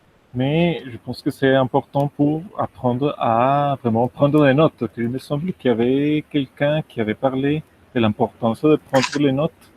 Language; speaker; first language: French; non-native, fluent; Spanish